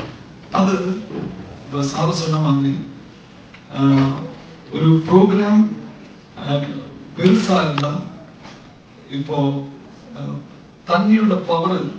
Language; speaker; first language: Tamil; non-native, local second language; Malayalam